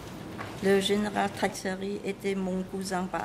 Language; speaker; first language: French; non-native, local second language; Khmer